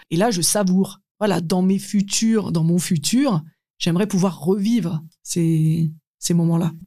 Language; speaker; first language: French; native; French